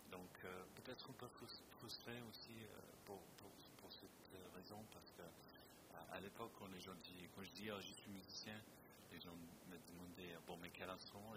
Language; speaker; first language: French; non-native, fluent; English